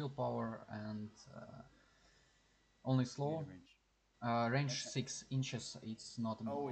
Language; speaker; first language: English; non-native, learner; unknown